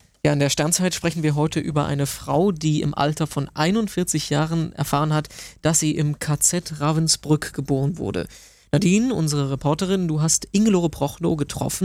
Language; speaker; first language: German; native; German